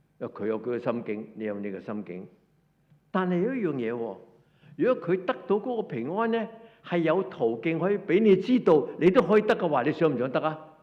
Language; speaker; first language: Cantonese; native; Cantonese